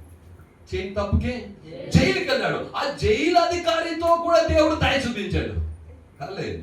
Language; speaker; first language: Telugu; native; Telugu